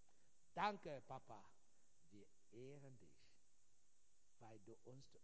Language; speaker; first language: German; non-native, fluent; Igbo